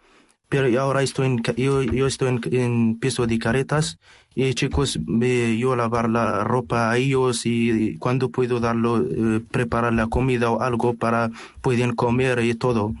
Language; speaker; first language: Spanish; non-native, learner; Arabic